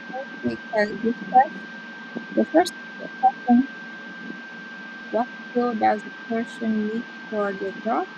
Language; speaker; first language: English; non-native, learner; Vietnamese